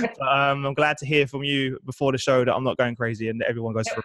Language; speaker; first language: English; native; English